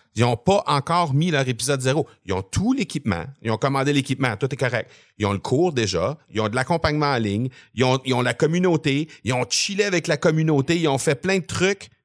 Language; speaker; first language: French; native; French